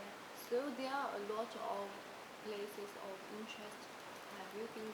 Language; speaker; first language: English; non-native, learner; Chinese